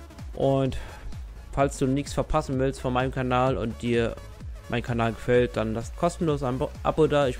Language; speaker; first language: German; native; German